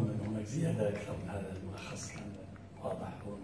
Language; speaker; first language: Arabic; native; Arabic